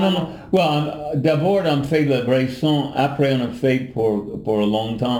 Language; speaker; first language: French; non-native, learner; English